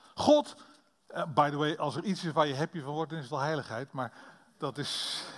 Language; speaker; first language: Dutch; native; Dutch